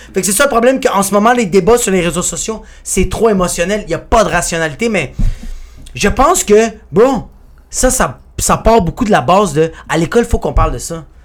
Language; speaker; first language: French; early bilingual, other home language; Spanish